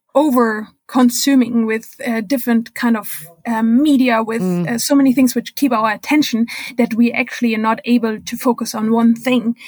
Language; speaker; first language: English; non-native, fluent; German